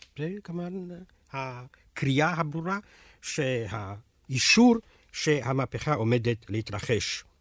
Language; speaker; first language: Hebrew; non-native, fluent; Romanian